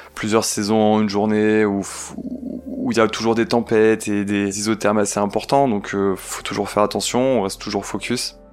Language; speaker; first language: French; native; French